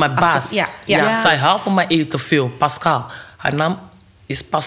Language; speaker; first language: Dutch; non-native, learner; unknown